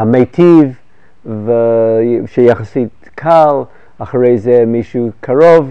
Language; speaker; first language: Hebrew; non-native, fluent; English